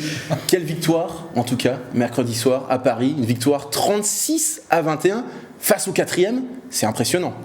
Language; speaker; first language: French; native; French